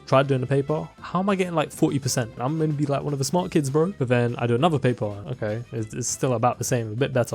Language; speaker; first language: English; native; English